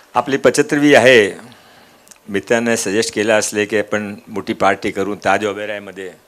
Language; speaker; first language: Marathi; non-native, local second language; Marwari